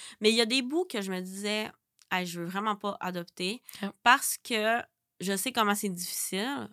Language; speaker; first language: French; native; French